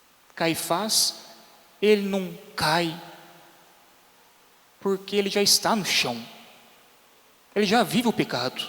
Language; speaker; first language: Portuguese; native; Portuguese